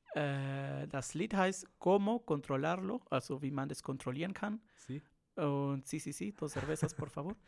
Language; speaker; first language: German; non-native, fluent; Spanish